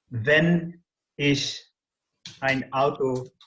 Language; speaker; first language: German; non-native, learner; English